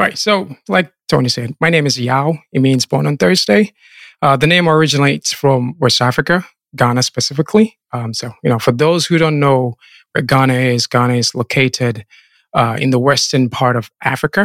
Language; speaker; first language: English; non-native, local second language; Akan